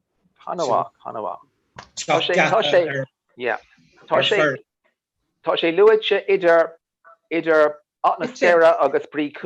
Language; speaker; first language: Irish; non-native, learner; English